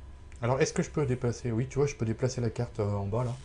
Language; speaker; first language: French; native; French